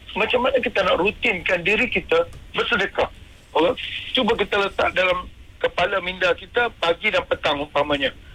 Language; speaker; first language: Malay; native; Malay